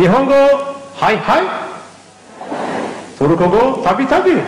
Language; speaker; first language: Japanese; non-native, learner; Turkish